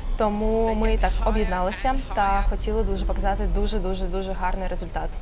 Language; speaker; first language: Ukrainian; non-native, local second language; Russian